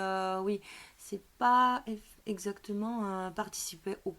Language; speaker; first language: French; non-native, fluent; Bulgarian